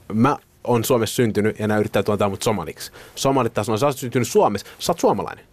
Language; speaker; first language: Finnish; early bilingual, other home language; Somali